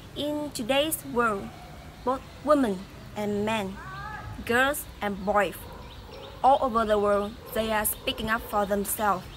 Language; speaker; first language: English; non-native, fluent; Vietnamese